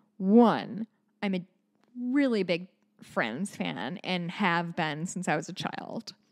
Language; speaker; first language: English; native; English